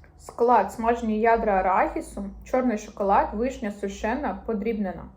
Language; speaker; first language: Ukrainian; non-native, local second language; Russian